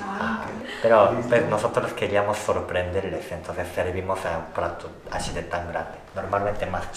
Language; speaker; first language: Spanish; non-native, fluent; Japanese